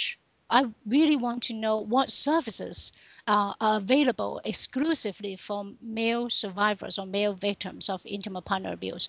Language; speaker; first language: English; non-native, local second language; Cantonese